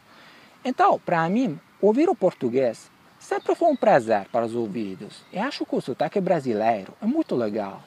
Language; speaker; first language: Portuguese; non-native, fluent; Italian